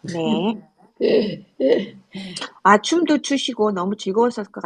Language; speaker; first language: Korean; native; Korean